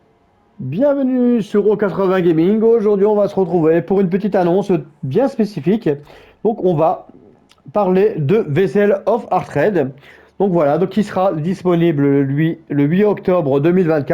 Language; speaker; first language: French; native; French